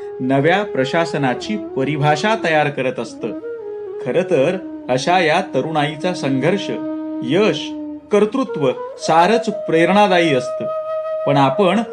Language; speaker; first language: Marathi; native; Marathi